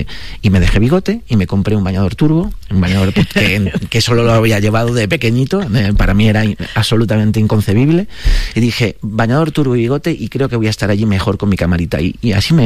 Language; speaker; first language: Spanish; native; Spanish